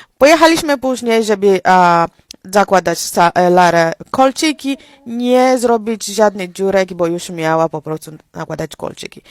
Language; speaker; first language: Polish; non-native, fluent; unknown